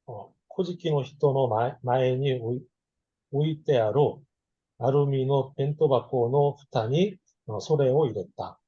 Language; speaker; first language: Japanese; non-native, learner; Korean